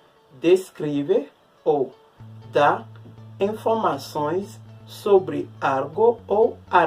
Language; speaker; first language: Portuguese; non-native, fluent; Haitian Creole